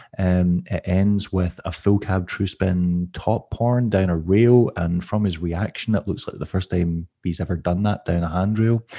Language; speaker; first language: English; native; English